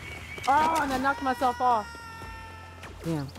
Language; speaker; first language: English; native; English